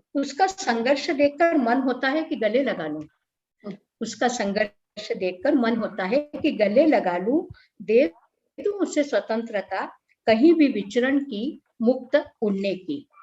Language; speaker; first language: Hindi; non-native, local second language; Marathi